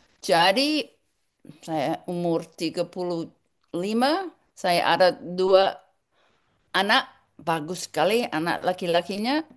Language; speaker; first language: Indonesian; non-native, learner; English